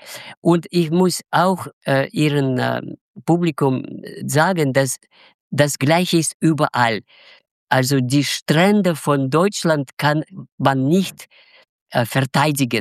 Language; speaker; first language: German; non-native, learner; Russian